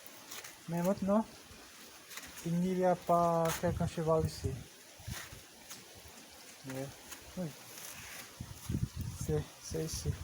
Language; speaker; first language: French; non-native, learner; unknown